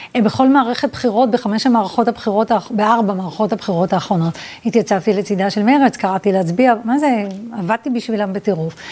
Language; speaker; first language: Hebrew; early bilingual, other home language; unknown